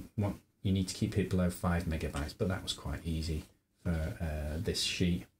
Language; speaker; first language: English; native; English